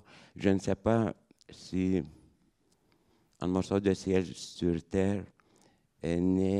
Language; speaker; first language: French; non-native, fluent; Lithuanian